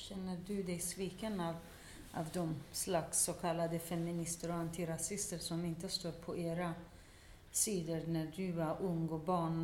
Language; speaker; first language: Swedish; non-native, fluent; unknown